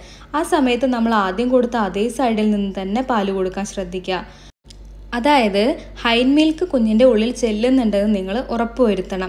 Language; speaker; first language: Malayalam; native; Malayalam